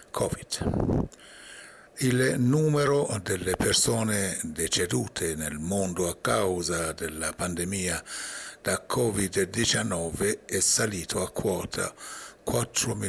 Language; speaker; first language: Italian; non-native, fluent; Persian